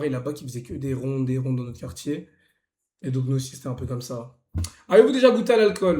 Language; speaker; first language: French; native; French